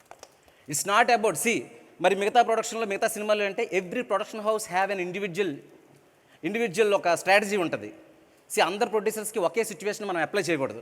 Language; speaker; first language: Telugu; native; Telugu